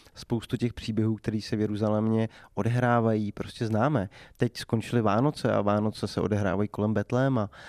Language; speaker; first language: Czech; native; Czech